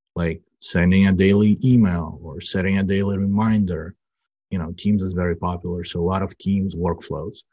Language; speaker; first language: English; early bilingual, other home language; Russian